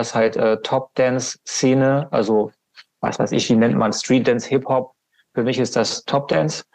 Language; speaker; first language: German; native; German